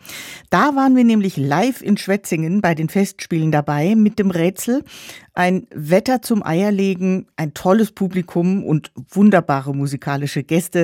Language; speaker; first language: German; native; German